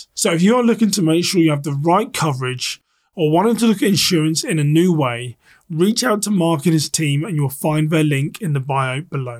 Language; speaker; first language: English; native; English